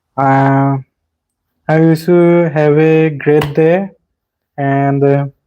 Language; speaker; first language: English; non-native, local second language; Assamese